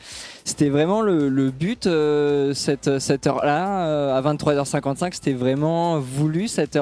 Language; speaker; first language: French; native; French